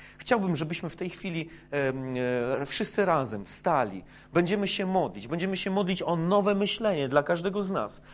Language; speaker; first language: Polish; non-native, fluent; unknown